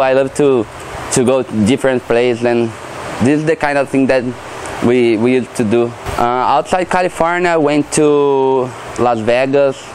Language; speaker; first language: English; non-native, learner; Portuguese